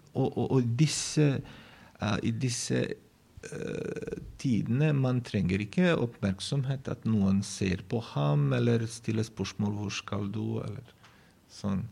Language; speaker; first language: Norwegian; non-native, fluent; Bosnian